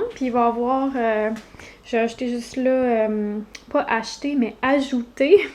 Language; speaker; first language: French; native; French